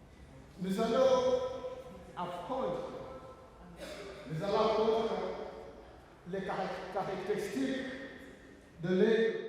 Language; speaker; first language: French; non-native, fluent; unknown